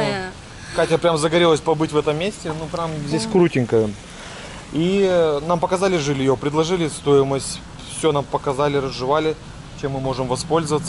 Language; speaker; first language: Russian; native; Russian